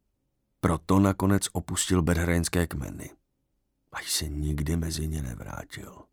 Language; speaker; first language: Czech; native; Czech